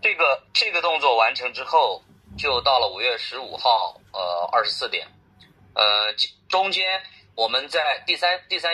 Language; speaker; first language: Chinese; native; Chinese